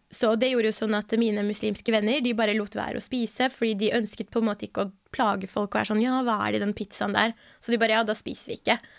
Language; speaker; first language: Norwegian; early bilingual, other home language; Persian